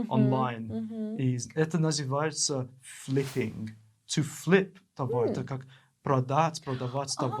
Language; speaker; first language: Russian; non-native, learner; English